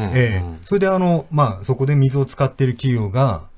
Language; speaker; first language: Japanese; native; Japanese